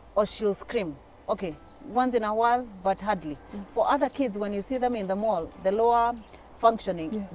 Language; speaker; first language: English; non-native, local second language; Kikuyu